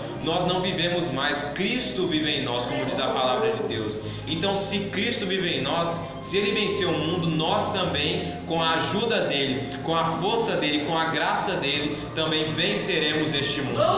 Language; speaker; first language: Portuguese; native; Portuguese